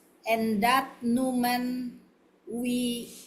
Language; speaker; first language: Dutch; non-native, learner; Indonesian